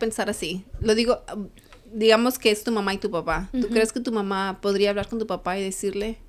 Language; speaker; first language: Spanish; early bilingual, other home language; English